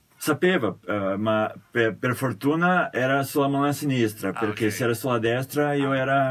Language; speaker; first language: Italian; non-native, fluent; Portuguese